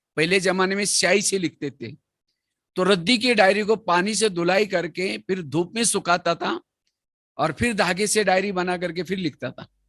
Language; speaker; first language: Hindi; non-native, local second language; Marathi